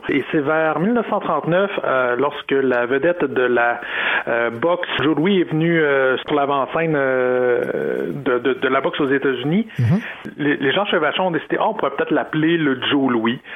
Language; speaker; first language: French; native; French